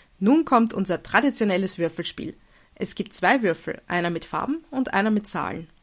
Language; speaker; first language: German; native; German